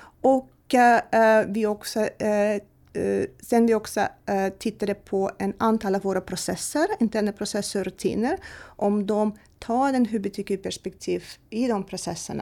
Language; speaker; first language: Swedish; non-native, fluent; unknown